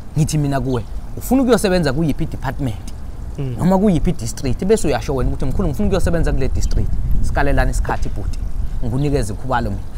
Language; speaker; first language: Zulu; native; Zulu